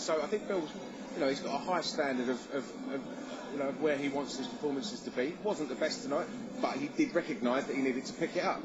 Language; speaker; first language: English; native; English